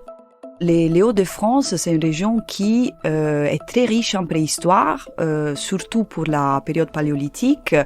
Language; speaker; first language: French; native; French